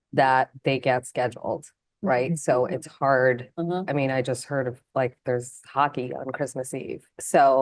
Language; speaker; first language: English; non-native, local second language; Malayalam